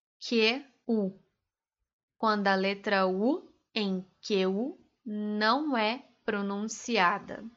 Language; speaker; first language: Portuguese; native; Portuguese